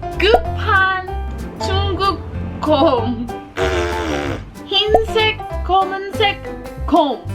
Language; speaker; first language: Korean; non-native, fluent; English